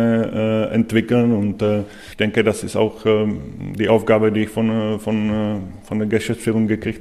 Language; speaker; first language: German; non-native, fluent; Czech